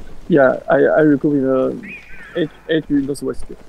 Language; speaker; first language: English; non-native, learner; Chinese